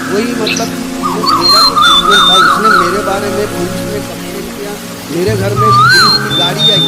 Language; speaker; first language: Hindi; native; Hindi